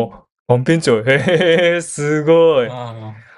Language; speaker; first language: Cantonese; non-native, learner; Japanese